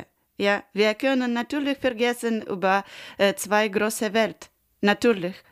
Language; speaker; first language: German; non-native, learner; Ukrainian